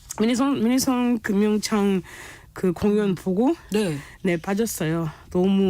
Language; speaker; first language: Korean; non-native, fluent; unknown